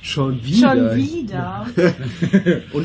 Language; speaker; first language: German; native; German